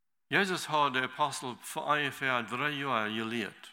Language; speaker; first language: German; non-native, learner; Low German